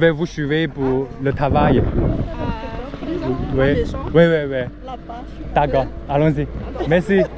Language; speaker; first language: French; non-native, learner; Chinese